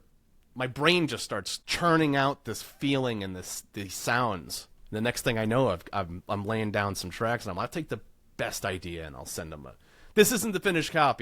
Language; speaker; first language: English; native; English